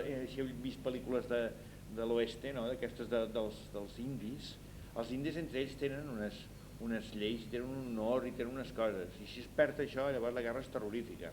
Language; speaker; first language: Catalan; native; Catalan